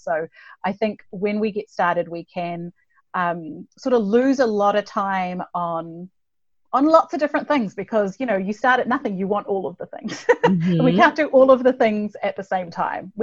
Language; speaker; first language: English; native; English